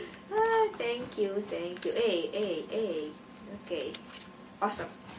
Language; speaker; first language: English; non-native, fluent; Indonesian